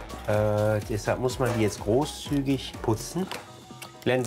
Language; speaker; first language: German; native; German